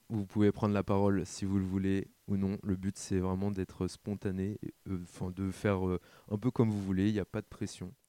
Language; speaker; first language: French; native; French